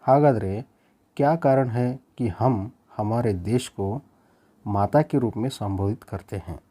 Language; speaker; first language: Hindi; non-native, local second language; Kannada